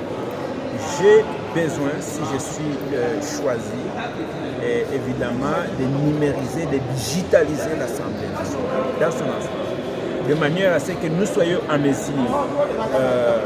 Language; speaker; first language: French; non-native, local second language; Swahili